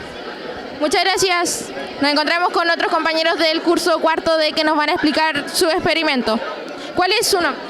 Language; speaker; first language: Spanish; native; Spanish